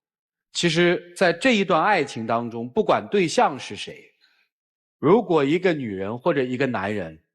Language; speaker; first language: Chinese; native; Chinese